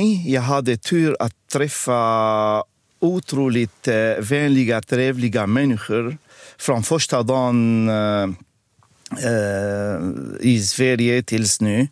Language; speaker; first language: Swedish; non-native, local second language; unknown